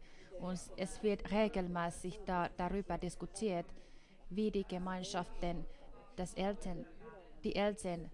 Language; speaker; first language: German; non-native, fluent; Finnish